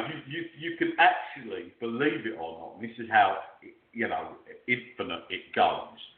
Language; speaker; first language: English; native; English